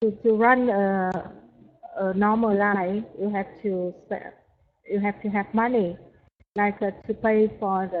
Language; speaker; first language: English; non-native, learner; Vietnamese